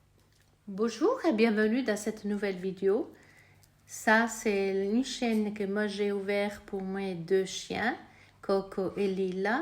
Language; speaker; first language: French; non-native, fluent; Italian